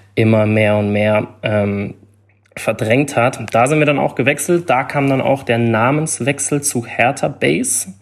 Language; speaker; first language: German; native; German